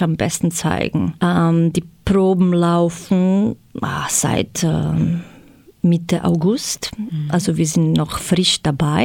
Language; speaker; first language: German; non-native, fluent; Croatian